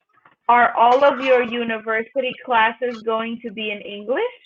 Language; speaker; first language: English; non-native, fluent; Spanish